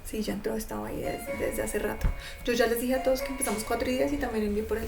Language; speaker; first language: Spanish; native; Spanish